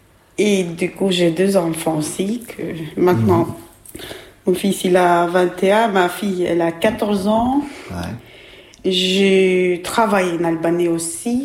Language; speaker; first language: French; non-native, learner; Albanian